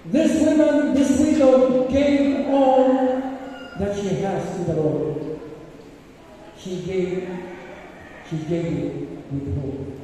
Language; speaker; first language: English; non-native, local second language; Filipino